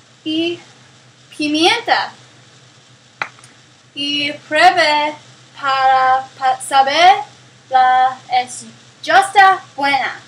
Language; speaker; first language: Spanish; non-native, learner; English